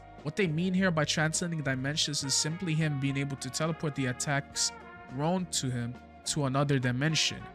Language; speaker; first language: English; native; English